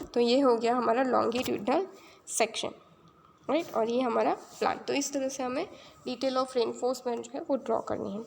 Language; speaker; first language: Hindi; native; Hindi